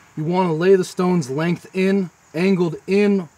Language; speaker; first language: English; native; English